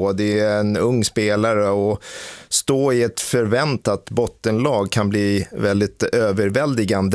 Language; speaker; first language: Swedish; native; Swedish